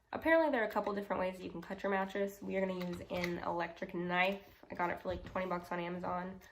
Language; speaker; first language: English; native; English